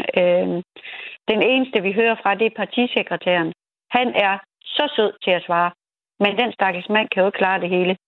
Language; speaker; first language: Danish; native; Danish